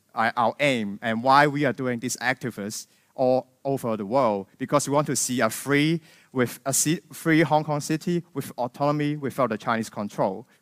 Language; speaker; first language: English; non-native, local second language; Cantonese